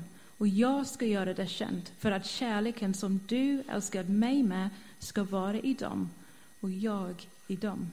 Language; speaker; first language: Swedish; non-native, fluent; English